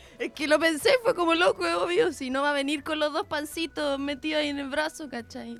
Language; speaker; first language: Spanish; native; Spanish